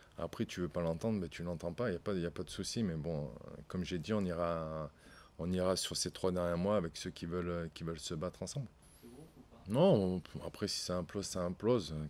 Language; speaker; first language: French; native; French